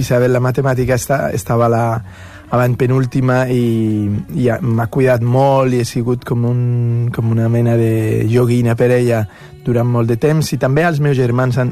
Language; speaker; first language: Catalan; non-native, fluent; Spanish